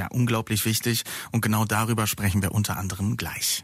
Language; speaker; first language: German; native; German